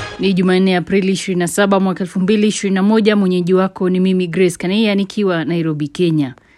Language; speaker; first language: Swahili; native; Swahili